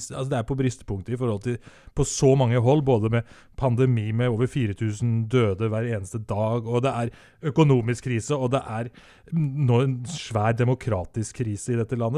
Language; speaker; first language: Norwegian; native; Norwegian